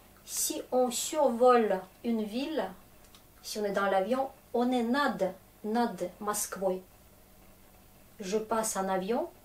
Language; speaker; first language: French; non-native, fluent; Russian